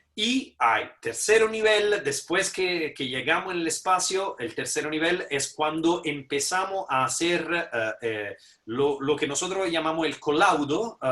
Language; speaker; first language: Spanish; non-native, fluent; Italian